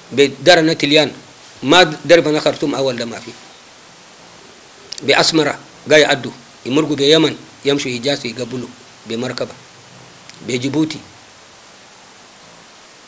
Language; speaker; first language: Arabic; non-native, local second language; Hausa